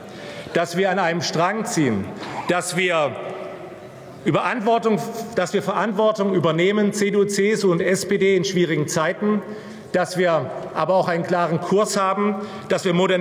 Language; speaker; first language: German; native; German